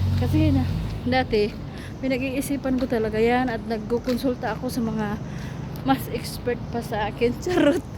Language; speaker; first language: Filipino; non-native, local second language; Cebuano